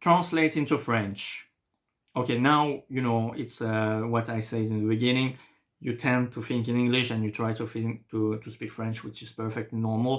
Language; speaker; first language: English; non-native, fluent; French